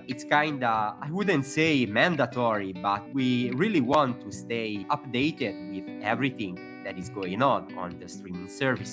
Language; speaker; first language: English; non-native, fluent; Italian